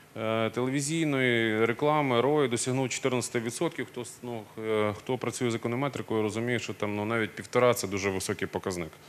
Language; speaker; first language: Ukrainian; non-native, local second language; Russian